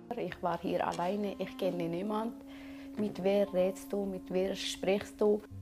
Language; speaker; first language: German; non-native, learner; Arabic